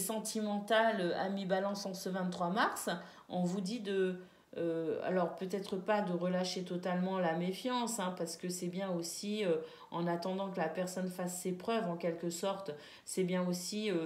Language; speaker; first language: French; native; French